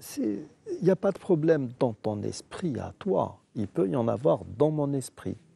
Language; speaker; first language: French; non-native, local second language; Arabic